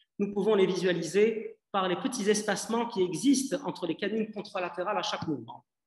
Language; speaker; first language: French; non-native, local second language; Arabic